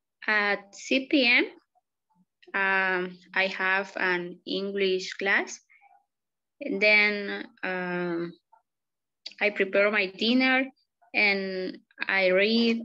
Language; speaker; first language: English; non-native, learner; Spanish